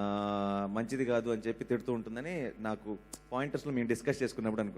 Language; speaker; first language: Telugu; native; Telugu